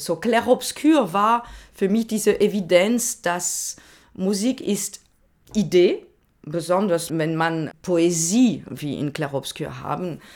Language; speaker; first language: German; non-native, learner; French